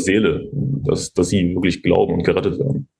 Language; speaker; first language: German; native; German